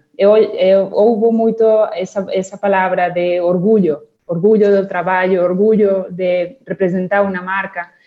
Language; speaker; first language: Portuguese; non-native, fluent; Spanish